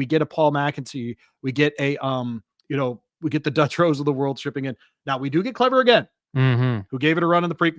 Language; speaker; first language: English; native; English